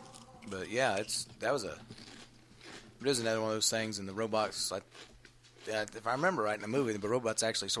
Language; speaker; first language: English; native; English